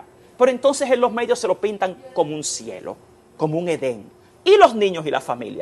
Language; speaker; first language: Spanish; native; Spanish